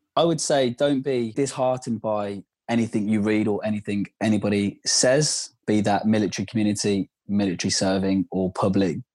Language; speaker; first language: English; native; English